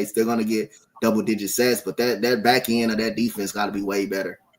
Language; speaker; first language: English; native; English